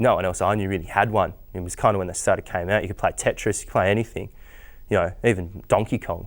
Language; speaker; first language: English; native; English